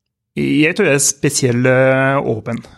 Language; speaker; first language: Norwegian; non-native, fluent; French